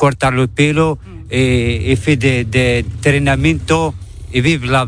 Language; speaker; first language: Spanish; non-native, learner; Arabic